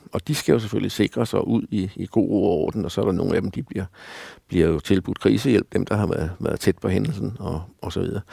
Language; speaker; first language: Danish; native; Danish